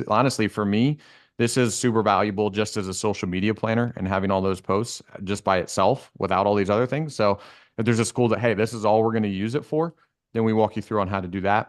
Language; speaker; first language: English; native; English